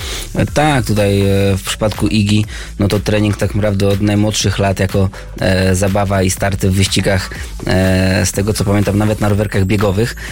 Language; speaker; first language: Polish; native; Polish